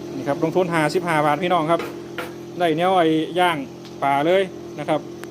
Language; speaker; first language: Thai; native; Thai